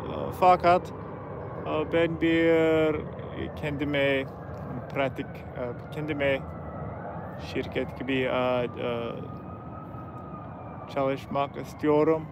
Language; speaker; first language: Turkish; non-native, learner; English